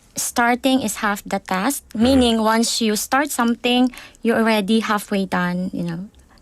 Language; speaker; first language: English; non-native, local second language; Filipino